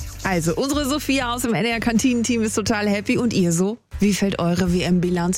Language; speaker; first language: German; native; German